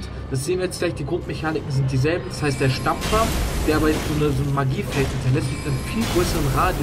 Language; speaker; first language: German; native; German